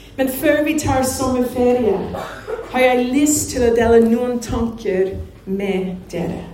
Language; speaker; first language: Norwegian; non-native, fluent; English